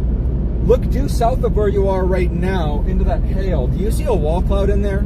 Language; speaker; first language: English; native; English